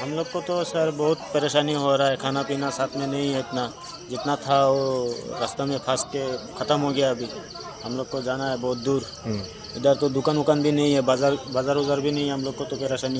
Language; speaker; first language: Hindi; non-native, local second language; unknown